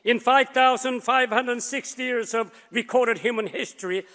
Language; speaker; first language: English; non-native, fluent; Korean